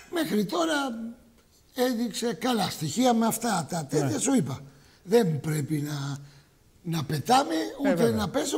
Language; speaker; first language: Greek; early bilingual, heritage; Greek